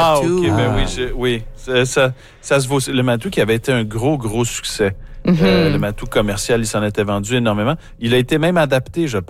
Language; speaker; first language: French; native; French